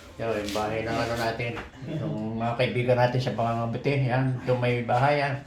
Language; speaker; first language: Filipino; native; Filipino